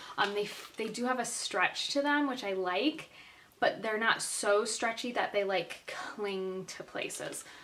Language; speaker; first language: English; native; English